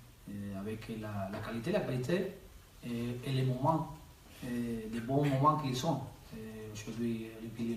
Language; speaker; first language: French; non-native, learner; Spanish